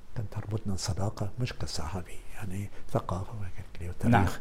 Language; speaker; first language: Arabic; non-native, fluent; German